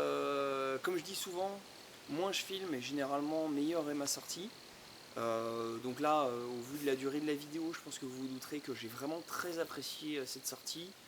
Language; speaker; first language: French; native; French